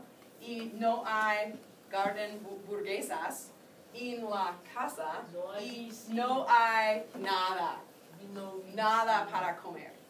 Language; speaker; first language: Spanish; non-native, fluent; English